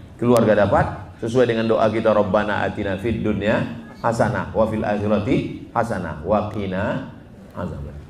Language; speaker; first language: Indonesian; native; Indonesian